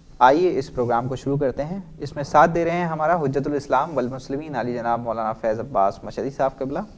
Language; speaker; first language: Urdu; native; Urdu